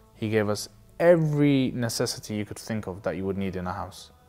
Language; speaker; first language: English; native; English